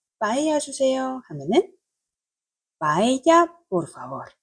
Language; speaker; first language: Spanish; non-native, fluent; Korean